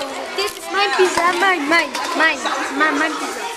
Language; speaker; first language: Dutch; non-native, learner; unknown